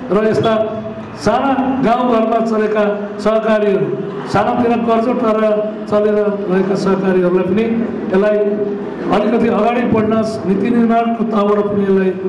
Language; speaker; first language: Nepali; native; Nepali